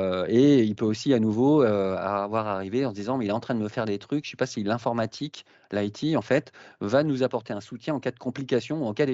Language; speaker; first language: French; native; French